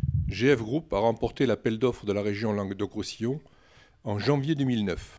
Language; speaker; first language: French; native; French